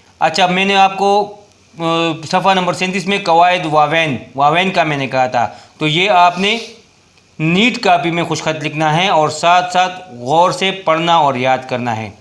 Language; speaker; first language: Urdu; non-native, local second language; Pashto